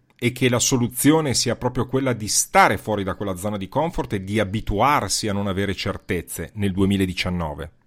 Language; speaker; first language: Italian; native; Italian